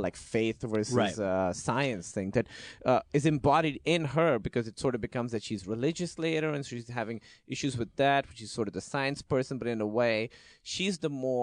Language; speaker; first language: English; non-native, local second language; Urdu